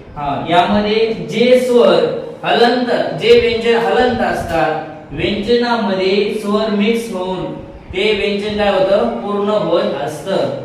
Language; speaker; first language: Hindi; non-native, local second language; Marathi